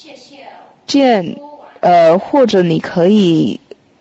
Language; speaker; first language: Chinese; non-native, learner; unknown